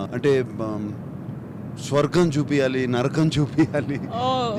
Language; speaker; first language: Telugu; native; Telugu